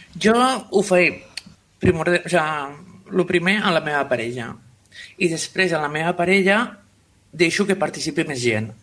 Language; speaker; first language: Catalan; non-native, local second language; Spanish